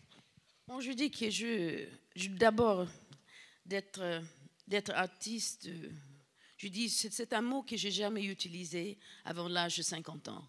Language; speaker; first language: French; non-native, fluent; English